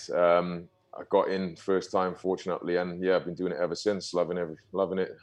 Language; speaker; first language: English; native; English